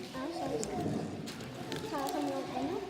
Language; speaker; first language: Welsh; non-native, local second language; English